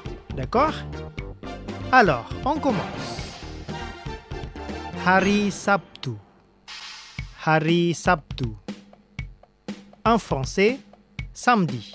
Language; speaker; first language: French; non-native, fluent; Indonesian